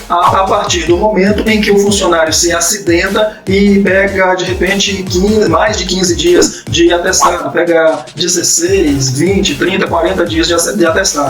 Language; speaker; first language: Portuguese; native; Portuguese